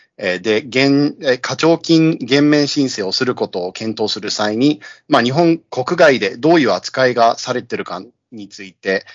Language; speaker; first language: Japanese; non-native, fluent; English